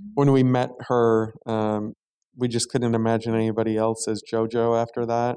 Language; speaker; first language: English; native; English